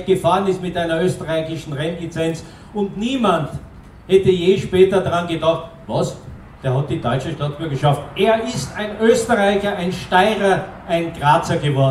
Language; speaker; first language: German; native; German